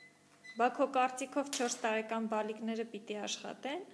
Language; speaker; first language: Armenian; native; Armenian